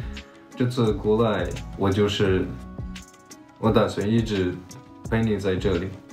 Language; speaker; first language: Chinese; early bilingual, heritage; Chinese